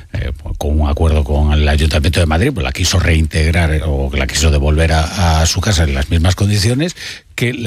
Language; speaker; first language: Spanish; native; Spanish